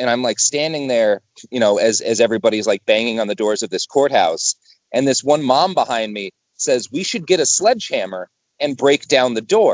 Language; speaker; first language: English; native; English